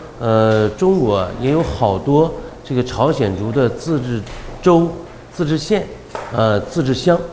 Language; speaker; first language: Chinese; native; Chinese